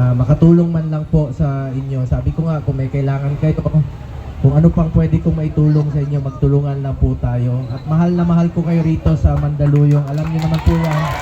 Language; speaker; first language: Filipino; non-native, local second language; Cebuano